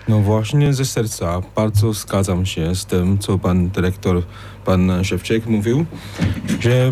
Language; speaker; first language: Polish; non-native, fluent; Chinese